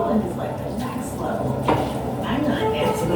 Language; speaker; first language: English; native; English